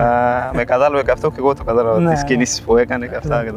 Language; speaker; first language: Greek; non-native, fluent; Spanish